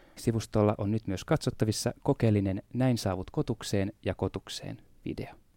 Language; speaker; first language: Finnish; native; Finnish